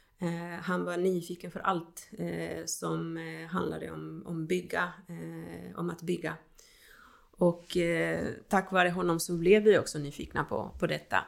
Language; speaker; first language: Swedish; non-native, fluent; Spanish